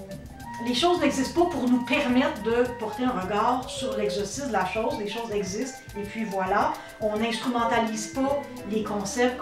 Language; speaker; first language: French; native; French